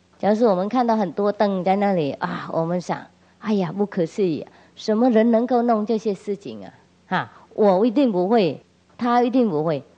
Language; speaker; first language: Chinese; non-native, fluent; Vietnamese